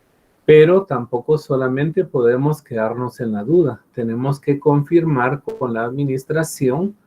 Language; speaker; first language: Spanish; native; Spanish